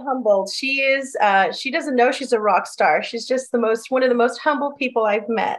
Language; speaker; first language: English; early bilingual, other home language; Spanish